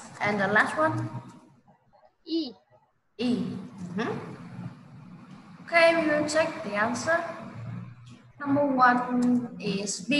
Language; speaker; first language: English; non-native, fluent; Vietnamese